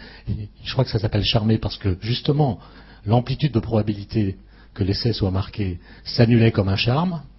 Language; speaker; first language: French; native; French